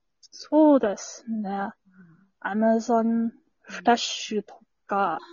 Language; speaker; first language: Japanese; non-native, learner; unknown